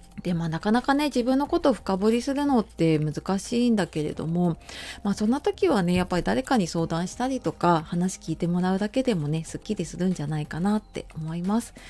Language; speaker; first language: Japanese; native; Japanese